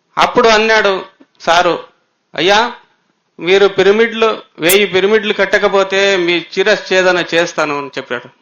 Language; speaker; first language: Telugu; native; Telugu